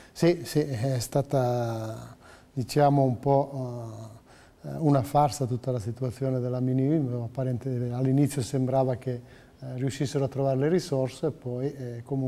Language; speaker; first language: Italian; native; Italian